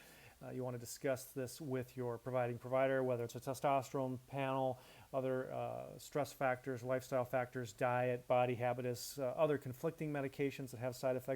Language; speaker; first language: English; native; English